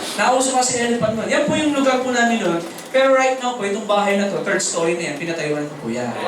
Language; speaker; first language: Filipino; native; Filipino